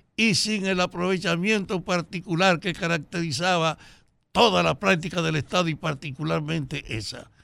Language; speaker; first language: Spanish; native; Spanish